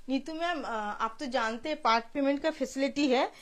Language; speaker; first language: Hindi; non-native, local second language; Bangla